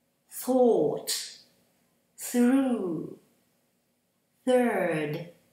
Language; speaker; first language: English; non-native, fluent; Russian